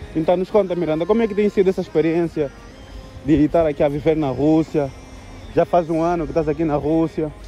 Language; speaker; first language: Portuguese; native; Portuguese